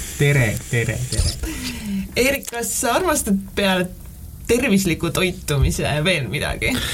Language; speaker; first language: Estonian; native; Estonian